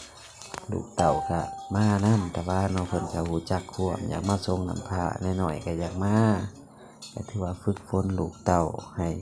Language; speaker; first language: Thai; non-native, local second language; Lao